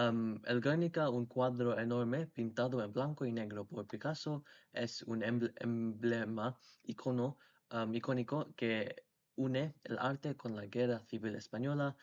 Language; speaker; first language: Spanish; non-native, learner; English